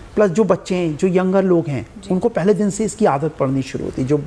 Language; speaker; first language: Hindi; native; Hindi